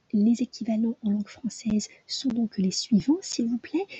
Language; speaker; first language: French; native; French